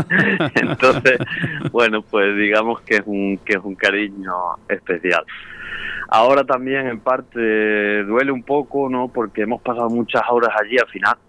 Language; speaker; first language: Spanish; native; Spanish